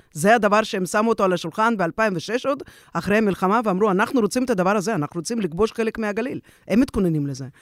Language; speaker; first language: Hebrew; non-native, fluent; Russian